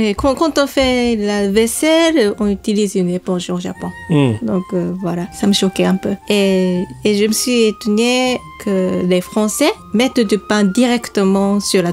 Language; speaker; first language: French; non-native, learner; Japanese